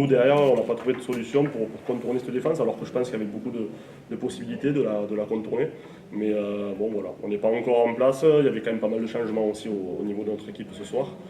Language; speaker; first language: French; native; French